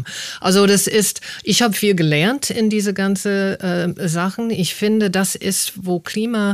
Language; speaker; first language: German; non-native, fluent; English